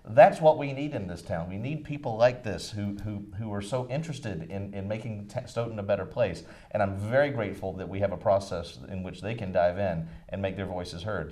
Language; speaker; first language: English; native; English